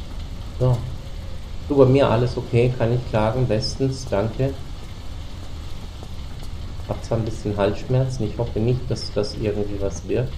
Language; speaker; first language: German; native; German